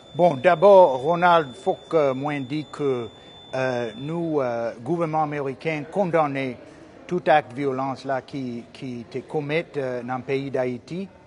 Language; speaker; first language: Haitian Creole; non-native, fluent; English